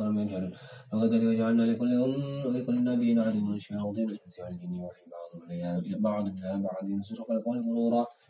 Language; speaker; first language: Arabic; non-native, learner; Indonesian